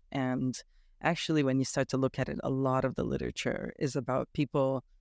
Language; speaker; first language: English; native; English